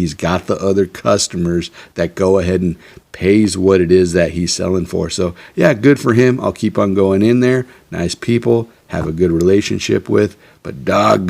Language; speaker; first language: English; native; English